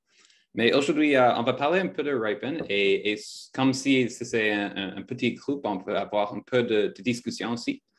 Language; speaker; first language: French; non-native, fluent; English